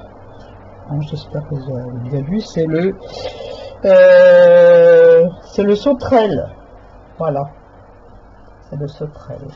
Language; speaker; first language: French; native; French